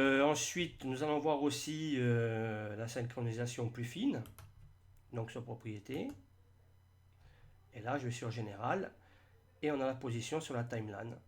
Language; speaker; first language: French; native; French